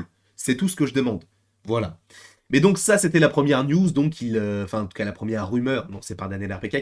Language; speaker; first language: French; native; French